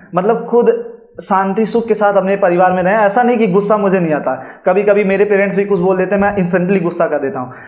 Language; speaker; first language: Hindi; native; Hindi